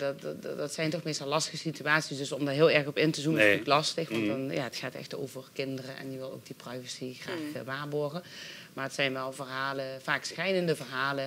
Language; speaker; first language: Dutch; native; Dutch